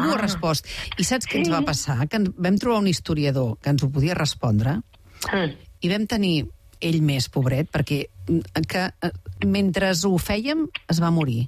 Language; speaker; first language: Catalan; native; Catalan